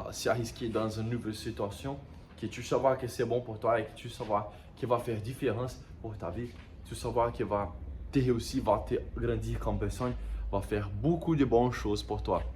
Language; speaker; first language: French; non-native, learner; Portuguese